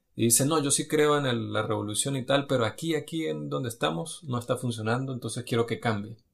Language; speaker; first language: Spanish; native; Spanish